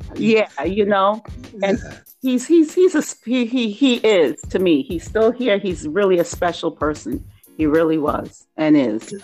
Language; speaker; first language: English; native; English